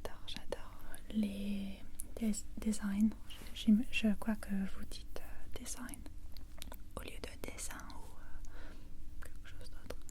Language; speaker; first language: French; non-native, fluent; English